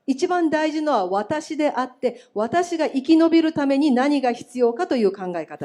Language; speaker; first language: Japanese; native; Japanese